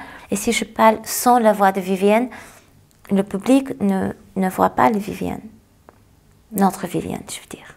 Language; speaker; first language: French; non-native, fluent; English